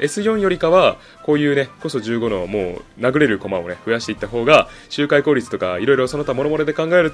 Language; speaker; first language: Japanese; native; Japanese